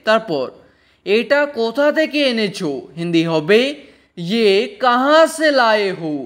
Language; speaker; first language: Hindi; non-native, local second language; Bangla